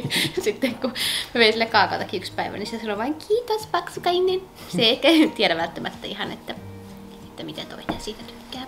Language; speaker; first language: Finnish; native; Finnish